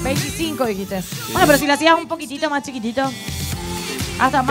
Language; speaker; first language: Spanish; native; Spanish